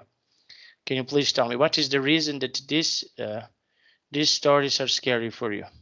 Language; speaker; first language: English; non-native, fluent; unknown